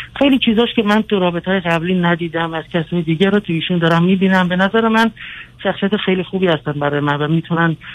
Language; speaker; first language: Persian; early bilingual, other home language; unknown